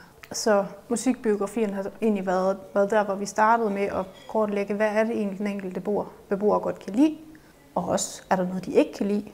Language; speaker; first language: Danish; native; Danish